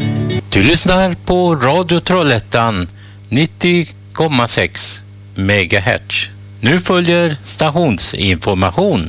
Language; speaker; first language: Swedish; native; Swedish